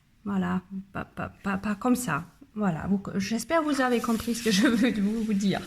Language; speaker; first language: French; non-native, learner; German